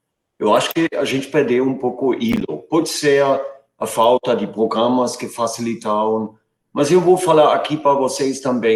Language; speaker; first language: Portuguese; non-native, fluent; German